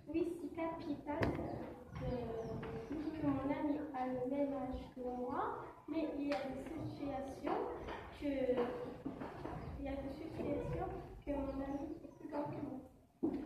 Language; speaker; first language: French; non-native, learner; Kabyle